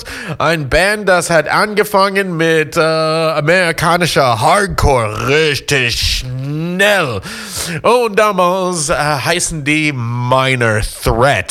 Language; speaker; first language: German; non-native, learner; English